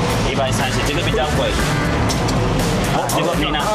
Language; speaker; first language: Chinese; non-native, fluent; Turkish